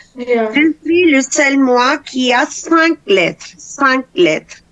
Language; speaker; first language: French; non-native, fluent; Tamil